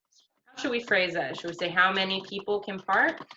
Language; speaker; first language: English; native; English